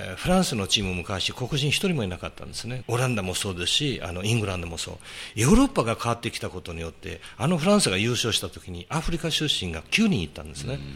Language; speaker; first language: Japanese; early bilingual, heritage; Portuguese